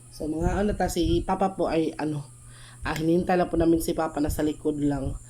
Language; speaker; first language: Filipino; non-native, local second language; Cebuano